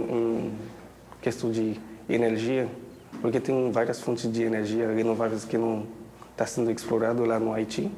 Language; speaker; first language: Portuguese; non-native, fluent; Haitian Creole